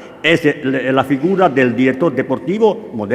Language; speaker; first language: Spanish; non-native, learner; Italian